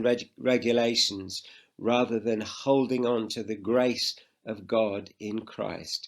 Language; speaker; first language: English; native; English